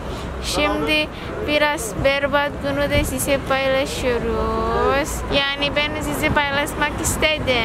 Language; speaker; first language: Turkish; non-native, learner; Indonesian